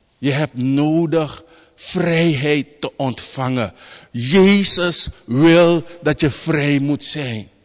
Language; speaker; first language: Dutch; native; Dutch